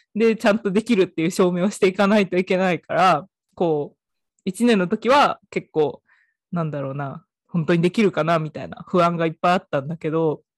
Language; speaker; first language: Japanese; native; Japanese